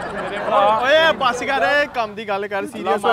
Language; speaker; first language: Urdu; non-native, local second language; Punjabi